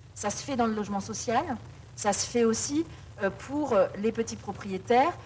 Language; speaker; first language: French; native; French